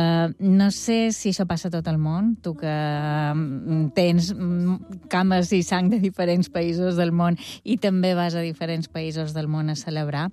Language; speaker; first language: Catalan; native; Catalan